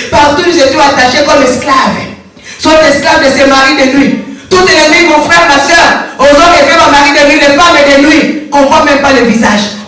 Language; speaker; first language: French; non-native, local second language; Lingala